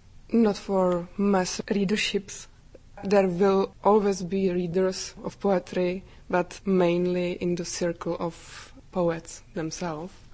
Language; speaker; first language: English; non-native, fluent; Czech